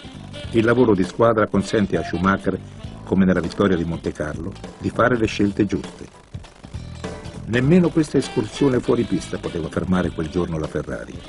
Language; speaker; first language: Italian; native; Italian